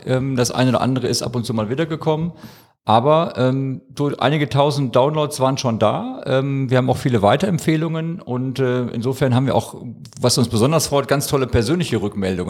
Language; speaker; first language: German; native; German